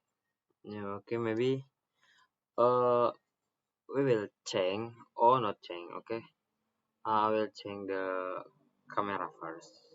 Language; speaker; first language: English; non-native, learner; Indonesian